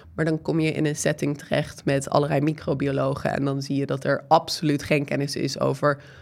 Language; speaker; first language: Dutch; non-native, fluent; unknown